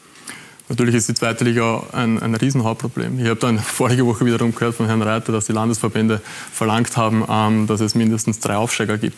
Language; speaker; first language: German; native; German